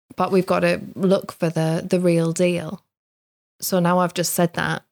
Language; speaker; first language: English; native; English